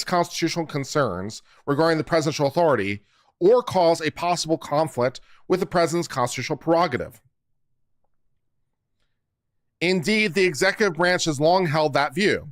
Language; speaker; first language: English; native; English